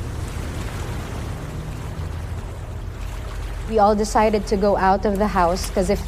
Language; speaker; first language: English; non-native, local second language; Waray